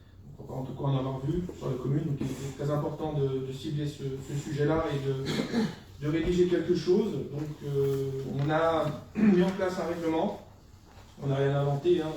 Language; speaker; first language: French; native; French